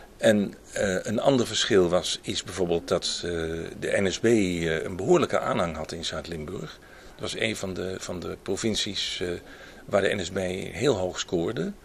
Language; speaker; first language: Dutch; native; Dutch